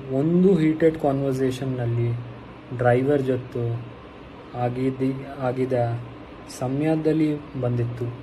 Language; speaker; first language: Kannada; non-native, local second language; Hindi